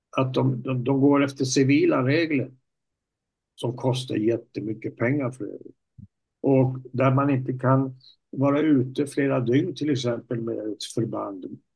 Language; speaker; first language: Swedish; native; Swedish